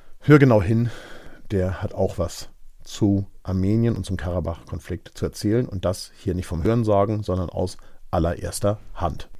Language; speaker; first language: German; native; German